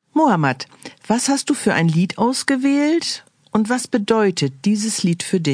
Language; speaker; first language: German; native; German